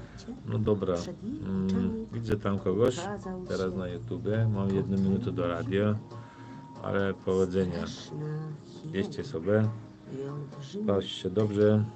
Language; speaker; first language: Polish; non-native, fluent; Turkmen